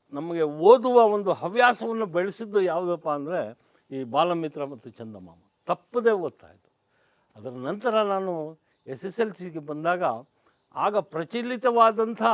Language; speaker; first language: Kannada; non-native, local second language; Urdu